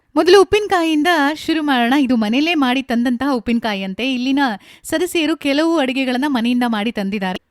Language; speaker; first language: Kannada; native; Kannada